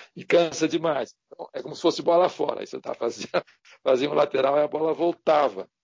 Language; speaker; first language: Portuguese; native; Portuguese